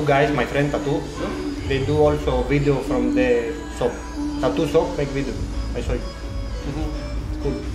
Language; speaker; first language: English; non-native, learner; Greek